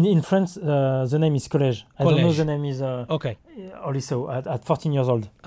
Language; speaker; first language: English; non-native, learner; French